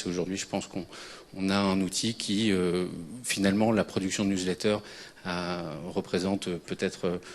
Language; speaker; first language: French; native; French